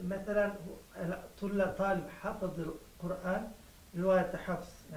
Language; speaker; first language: Arabic; non-native, learner; Turkish